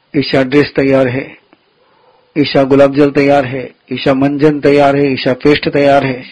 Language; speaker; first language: Hindi; non-native, local second language; Gujarati